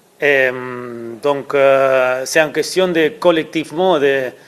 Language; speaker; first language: French; non-native, learner; Spanish